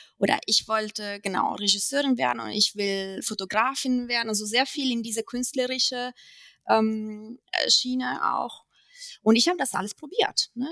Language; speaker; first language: German; non-native, fluent; Italian